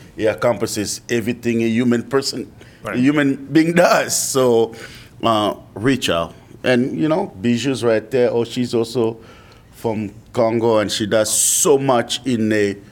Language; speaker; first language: English; non-native, fluent; French